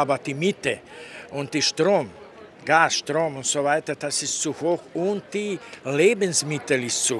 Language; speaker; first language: German; non-native, learner; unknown